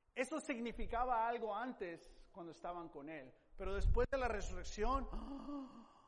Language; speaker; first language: Spanish; non-native, fluent; English